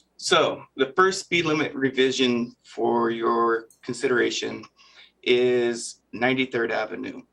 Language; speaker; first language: English; native; English